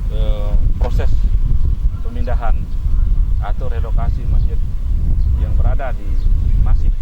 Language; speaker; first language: Indonesian; non-native, local second language; Sasak